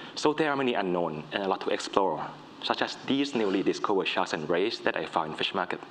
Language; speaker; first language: English; non-native, fluent; Thai